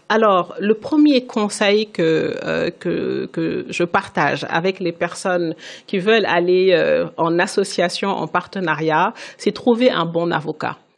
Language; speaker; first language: French; non-native, local second language; Wolof